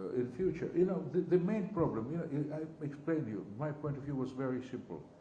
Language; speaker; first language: English; non-native, learner; Russian